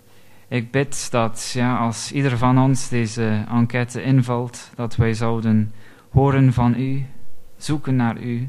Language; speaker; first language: Dutch; non-native, fluent; English